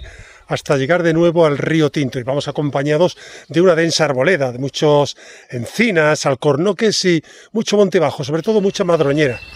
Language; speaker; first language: Spanish; native; Spanish